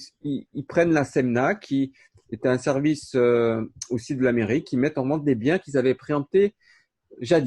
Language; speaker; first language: French; native; French